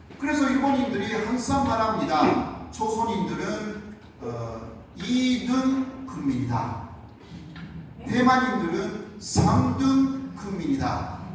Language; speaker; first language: Korean; non-native, fluent; Japanese